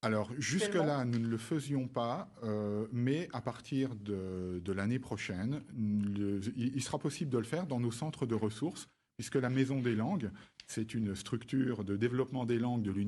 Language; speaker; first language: French; native; French